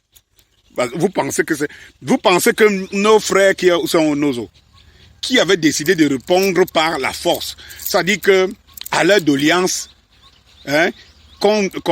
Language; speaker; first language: French; native; French